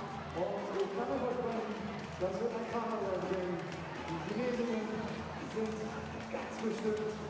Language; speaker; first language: German; native; German